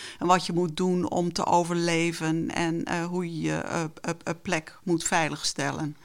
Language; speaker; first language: Dutch; non-native, local second language; Western Frisian